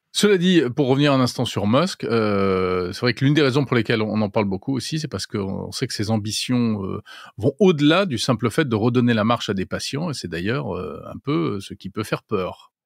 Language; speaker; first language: French; native; French